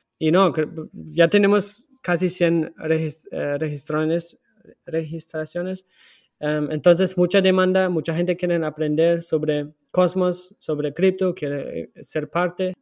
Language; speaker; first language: Spanish; non-native, fluent; German